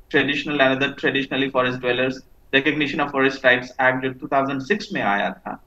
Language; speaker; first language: Hindi; non-native, local second language; Marathi